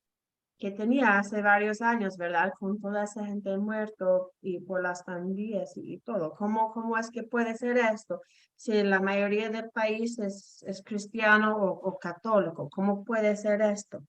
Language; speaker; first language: Spanish; non-native, fluent; English